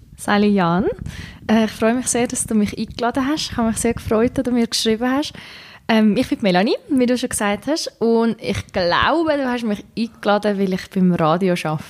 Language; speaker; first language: German; native; German